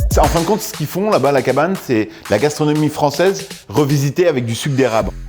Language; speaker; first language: French; native; French